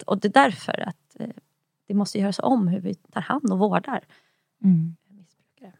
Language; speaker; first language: Swedish; native; Swedish